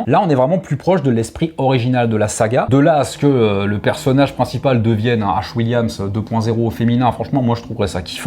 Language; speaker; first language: French; native; French